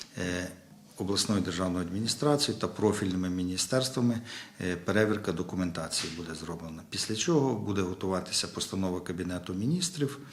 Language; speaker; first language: Ukrainian; native; Ukrainian